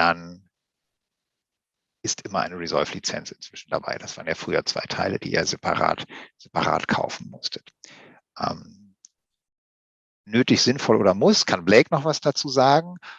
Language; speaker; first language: German; native; German